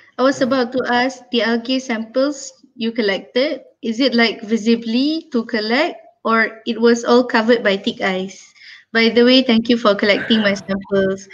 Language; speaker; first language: English; non-native, local second language; Malay